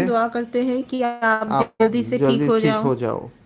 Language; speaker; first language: Hindi; non-native, learner; Bangla